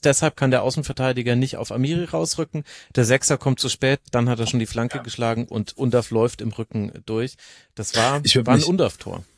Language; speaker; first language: German; native; German